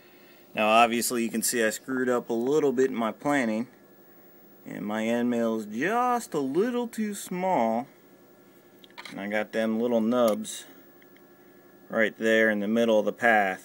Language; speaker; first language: English; native; English